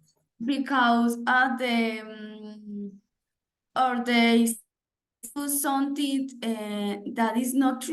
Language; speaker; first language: English; non-native, learner; Spanish